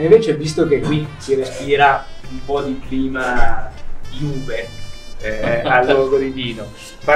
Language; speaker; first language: Italian; native; Italian